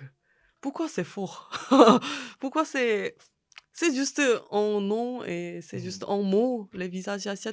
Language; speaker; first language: French; non-native, fluent; Korean